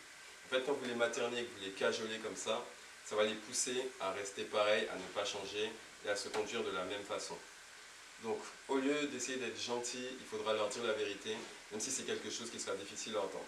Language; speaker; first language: French; native; French